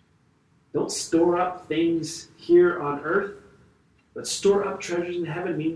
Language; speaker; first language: English; native; English